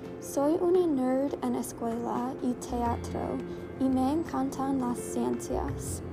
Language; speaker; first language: Spanish; non-native, learner; English